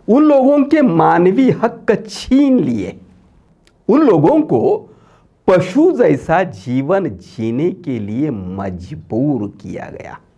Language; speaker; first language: Hindi; non-native, local second language; Marathi